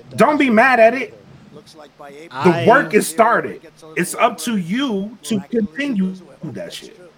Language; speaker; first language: English; native; English